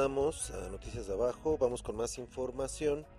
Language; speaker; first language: Spanish; native; Spanish